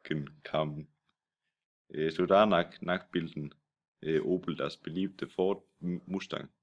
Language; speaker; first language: German; non-native, learner; Danish